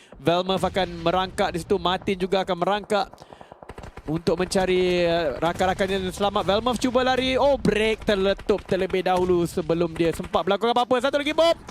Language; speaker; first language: Malay; native; Malay